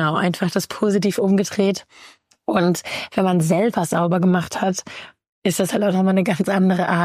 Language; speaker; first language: German; native; German